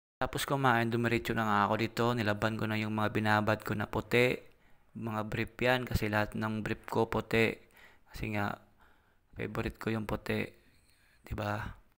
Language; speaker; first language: Filipino; non-native, local second language; Cebuano